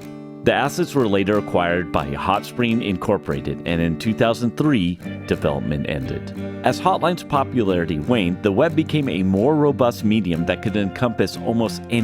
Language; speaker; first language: English; native; English